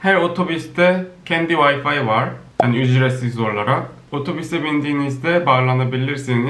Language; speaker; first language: Turkish; non-native, learner; Korean